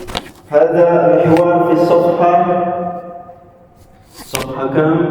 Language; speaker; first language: Arabic; non-native, fluent; Indonesian